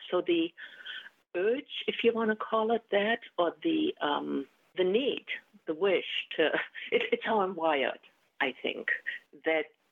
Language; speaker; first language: English; non-native, fluent; German